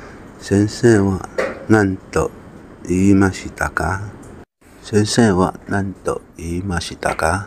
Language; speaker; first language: Japanese; non-native, learner; Chinese